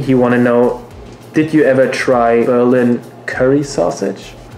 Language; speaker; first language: English; non-native, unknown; German